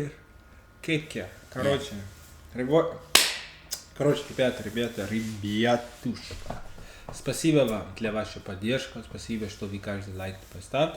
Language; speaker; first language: Russian; non-native, learner; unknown